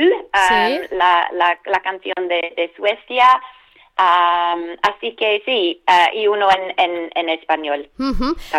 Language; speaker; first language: Spanish; non-native, fluent; English